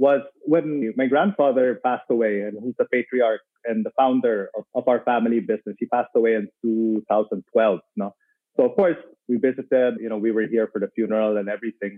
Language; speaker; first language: English; non-native, local second language; Filipino